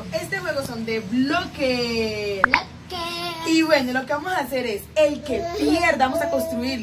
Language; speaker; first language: Spanish; native; Spanish